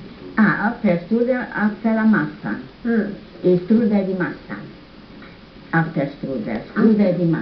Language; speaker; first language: Portuguese; non-native, learner; German